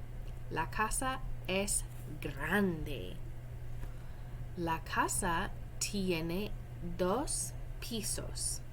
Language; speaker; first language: Spanish; non-native, fluent; English